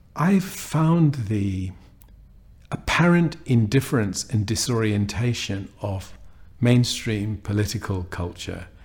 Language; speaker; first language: English; native; English